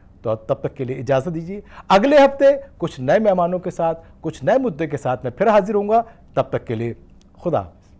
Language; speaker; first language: Hindi; native; Hindi